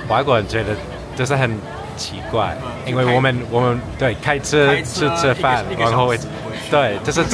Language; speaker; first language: Chinese; non-native, learner; English